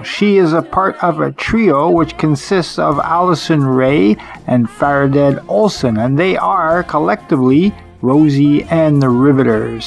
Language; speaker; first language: English; native; English